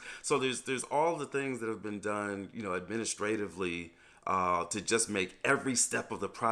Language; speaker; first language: English; native; English